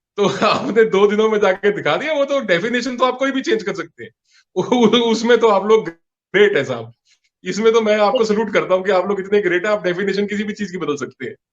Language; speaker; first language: Hindi; non-native, local second language; Punjabi